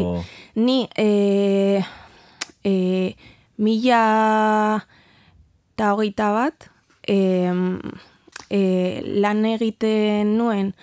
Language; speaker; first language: Basque; non-native, learner; Spanish